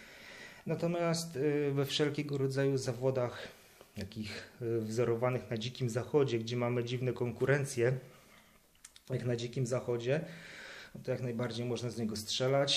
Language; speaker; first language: Polish; native; Polish